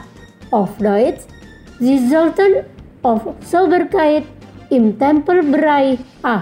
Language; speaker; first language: German; non-native, fluent; Indonesian